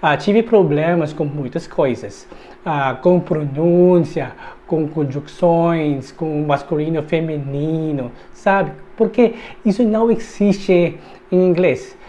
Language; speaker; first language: Portuguese; non-native, learner; Filipino